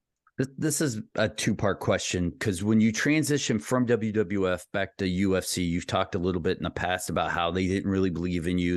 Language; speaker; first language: English; native; English